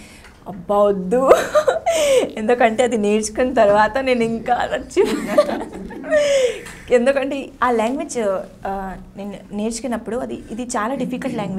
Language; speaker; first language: Telugu; non-native, learner; Hindi